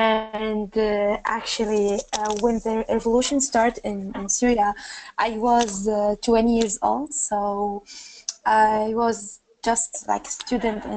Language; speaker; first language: English; non-native, learner; Arabic